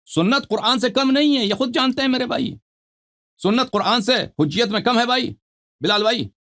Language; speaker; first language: Urdu; non-native, fluent; Persian